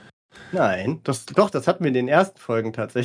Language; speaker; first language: German; native; German